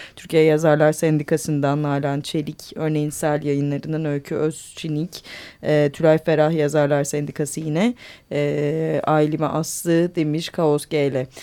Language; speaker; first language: Turkish; native; Turkish